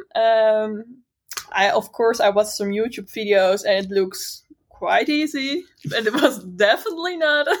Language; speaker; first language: English; non-native, fluent; Dutch